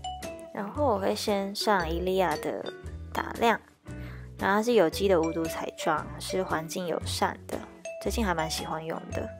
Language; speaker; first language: Chinese; native; Chinese